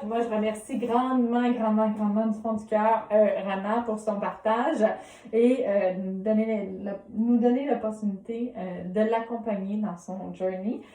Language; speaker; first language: French; native; French